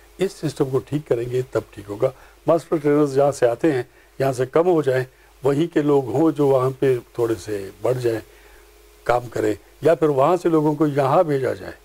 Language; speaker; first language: Urdu; non-native, local second language; Pashto